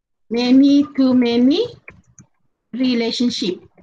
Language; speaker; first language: English; non-native, local second language; Malay